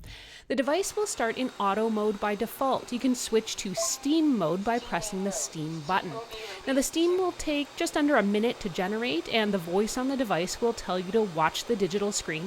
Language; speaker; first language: English; native; English